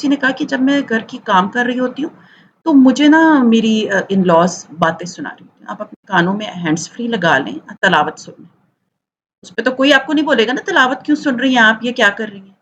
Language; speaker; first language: Urdu; non-native, local second language; Pashto